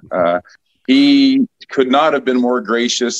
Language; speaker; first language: English; native; English